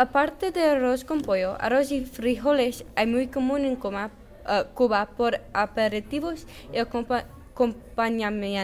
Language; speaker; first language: Spanish; non-native, learner; English